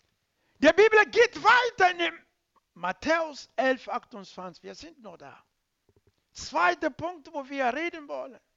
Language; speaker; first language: German; non-native, learner; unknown